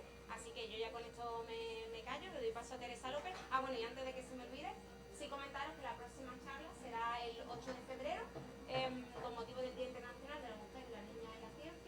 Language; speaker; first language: Spanish; native; Spanish